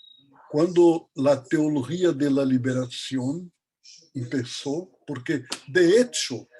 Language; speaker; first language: Spanish; non-native, learner; Portuguese